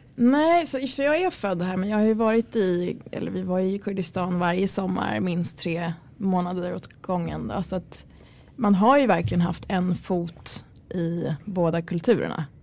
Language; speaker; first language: Swedish; early bilingual, other home language; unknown